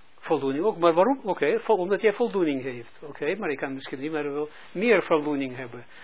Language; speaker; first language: Dutch; non-native, fluent; Russian